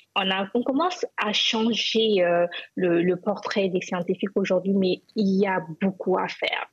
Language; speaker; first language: French; non-native, local second language; Hausa